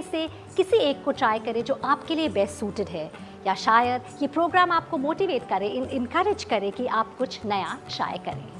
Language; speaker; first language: Hindi; native; Hindi